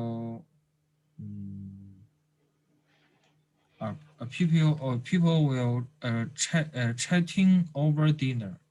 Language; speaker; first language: English; non-native, learner; Chinese